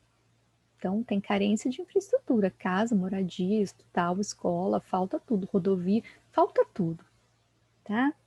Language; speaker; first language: Portuguese; native; Portuguese